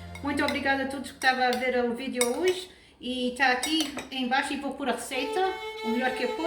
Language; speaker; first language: Portuguese; early bilingual, heritage; Portuguese